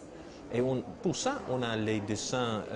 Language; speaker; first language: French; non-native, fluent; Dutch